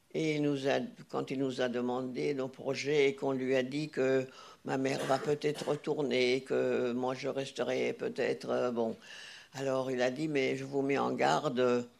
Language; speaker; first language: French; non-native, fluent; Hungarian